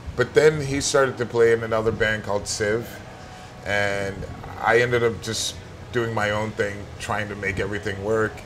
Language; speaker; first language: English; native; English